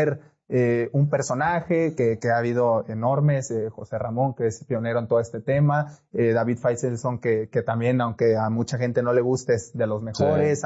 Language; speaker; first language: Spanish; native; Spanish